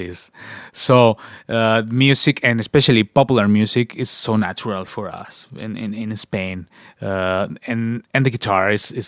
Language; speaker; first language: English; non-native, fluent; Spanish